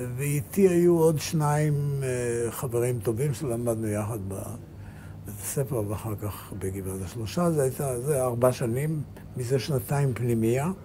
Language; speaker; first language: Hebrew; native; Hebrew